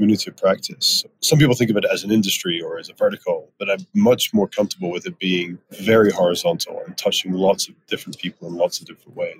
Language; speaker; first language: English; native; English